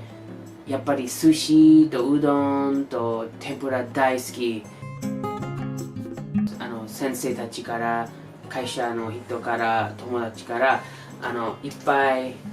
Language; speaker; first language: Japanese; non-native, learner; English